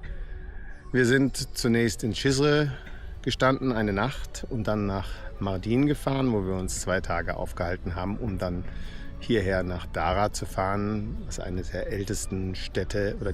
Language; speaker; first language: German; native; German